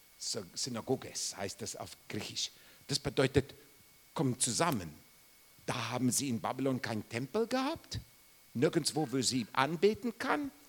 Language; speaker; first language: German; non-native, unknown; English